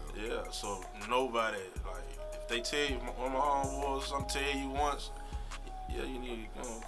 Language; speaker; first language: English; native; English